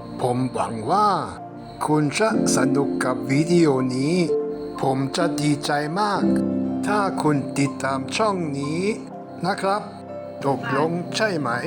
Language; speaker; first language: Thai; non-native, fluent; German